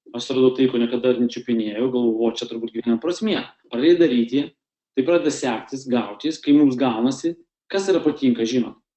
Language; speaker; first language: Lithuanian; non-native, local second language; Russian